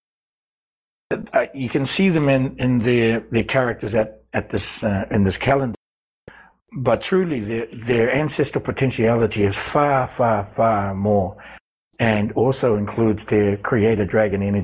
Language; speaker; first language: English; native; English